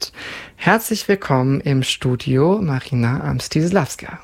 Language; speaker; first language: German; native; German